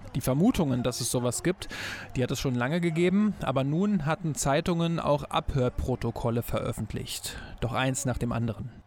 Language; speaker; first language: German; native; German